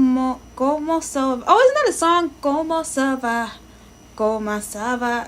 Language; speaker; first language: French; non-native, learner; English